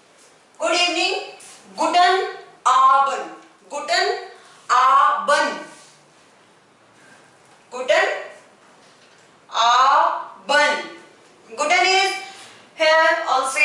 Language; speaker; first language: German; non-native, fluent; Hindi